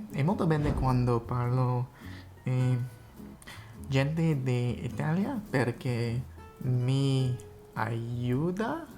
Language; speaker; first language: Italian; non-native, learner; English